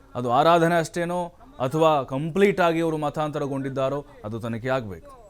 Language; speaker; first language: Kannada; native; Kannada